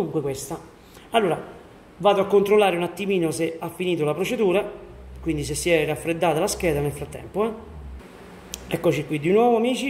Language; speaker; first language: Italian; native; Italian